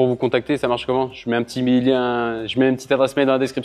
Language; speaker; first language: French; native; French